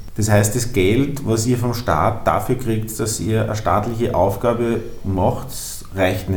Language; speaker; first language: German; native; German